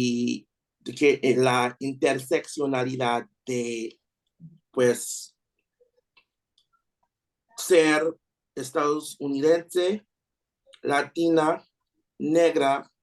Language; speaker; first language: Spanish; non-native, learner; English